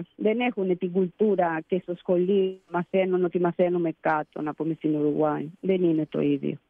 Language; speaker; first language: Greek; early bilingual, heritage; Greek